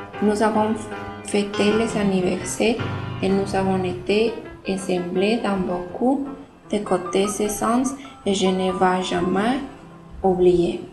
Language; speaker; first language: French; non-native, learner; Spanish